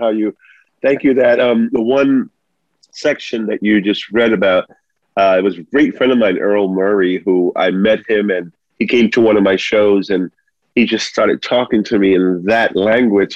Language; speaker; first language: English; early bilingual, other home language; Spanish